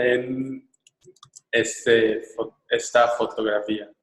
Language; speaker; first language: Spanish; non-native, learner; English